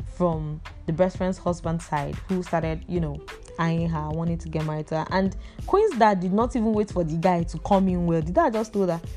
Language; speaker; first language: English; non-native, local second language; Igbo